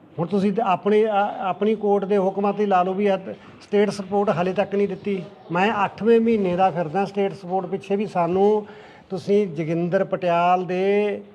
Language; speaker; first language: Punjabi; native; Punjabi